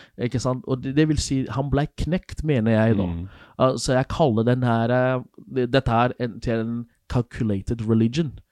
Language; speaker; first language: Norwegian; non-native, fluent; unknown